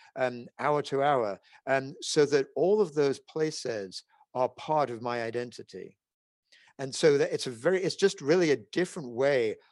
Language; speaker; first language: English; native; English